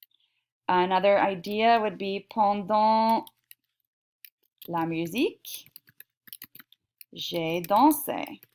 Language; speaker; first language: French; non-native, fluent; English